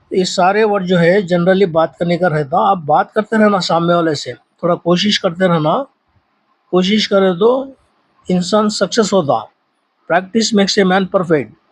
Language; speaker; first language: Hindi; non-native, local second language; Urdu